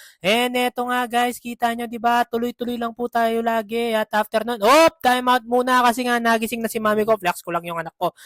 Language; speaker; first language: Filipino; non-native, local second language; Pampanga